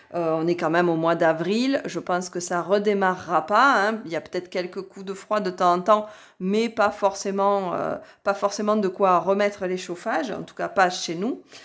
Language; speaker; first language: French; native; French